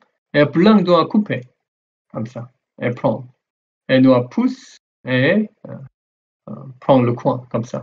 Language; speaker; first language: French; non-native, learner; Korean